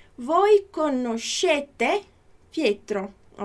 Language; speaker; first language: Italian; non-native, fluent; Portuguese